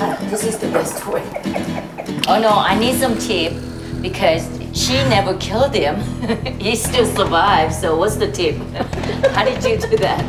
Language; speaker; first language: English; non-native, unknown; Korean